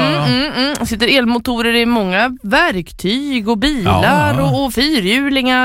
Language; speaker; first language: Swedish; native; Swedish